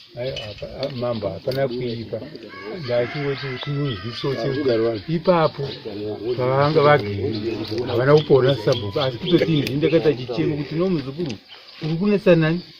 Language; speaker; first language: Shona; native; Shona